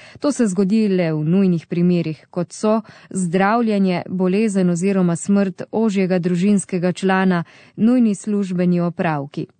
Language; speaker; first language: Slovenian; native; Slovenian